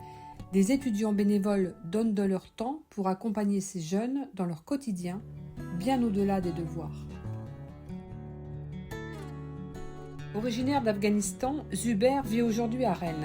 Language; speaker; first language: French; native; French